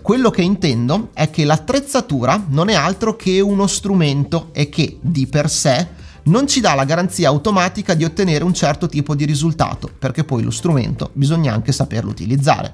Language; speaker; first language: Italian; native; Italian